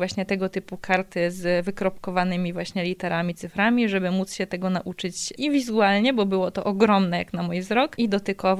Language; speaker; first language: Polish; native; Polish